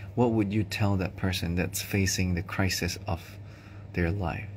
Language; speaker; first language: English; native; English